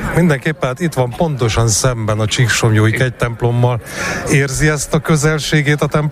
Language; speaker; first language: Hungarian; native; Hungarian